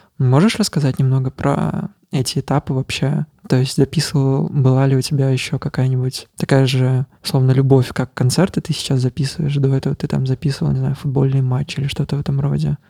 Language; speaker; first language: Russian; native; Russian